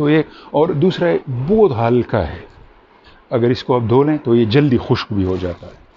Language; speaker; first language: Urdu; non-native, local second language; Pashto